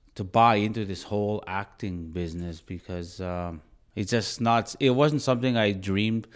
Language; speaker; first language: English; native; English